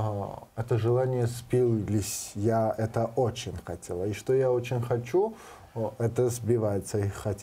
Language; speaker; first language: Russian; non-native, learner; Georgian